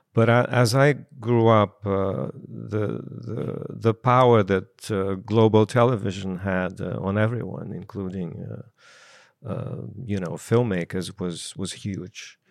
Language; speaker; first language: English; non-native, fluent; Portuguese